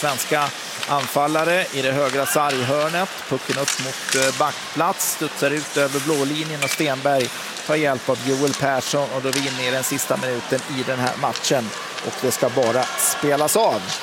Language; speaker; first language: Swedish; native; Swedish